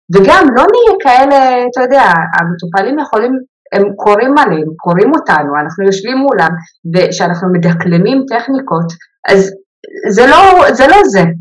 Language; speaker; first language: Hebrew; early bilingual, other home language; Amharic